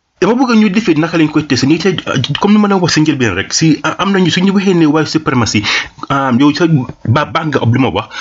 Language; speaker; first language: Wolof; non-native, local second language; Serer